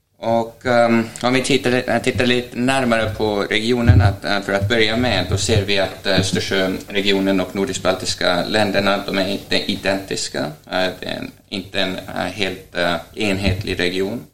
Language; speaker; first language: Swedish; non-native, fluent; Estonian